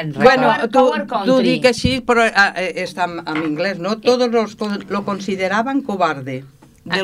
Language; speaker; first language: Catalan; native; Catalan